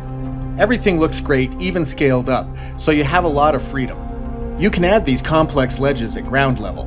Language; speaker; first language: English; native; English